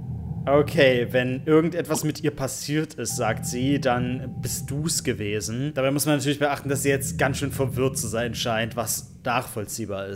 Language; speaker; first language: German; native; German